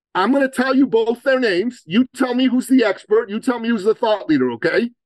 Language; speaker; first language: English; early bilingual, other home language; Persian